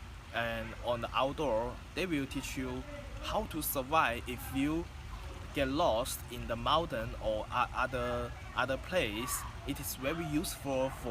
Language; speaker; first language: English; non-native, learner; Chinese